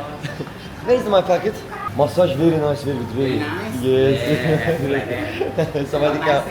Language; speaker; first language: English; non-native, learner; Azerbaijani